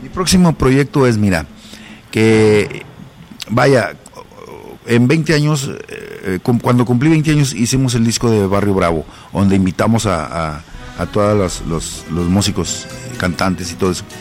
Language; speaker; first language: Spanish; native; Spanish